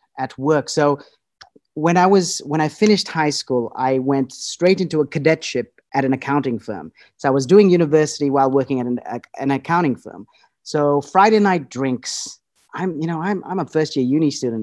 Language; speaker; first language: English; native; English